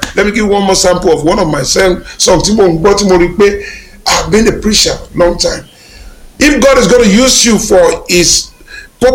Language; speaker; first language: English; non-native, local second language; Yoruba